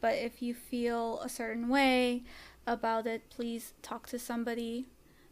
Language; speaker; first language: English; native; English